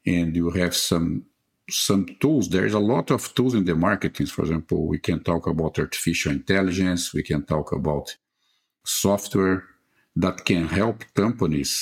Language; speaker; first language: English; non-native, fluent; Portuguese